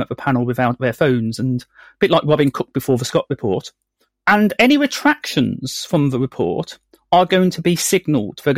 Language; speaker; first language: English; native; English